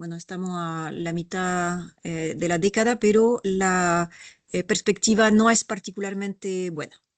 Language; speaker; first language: Spanish; non-native, fluent; French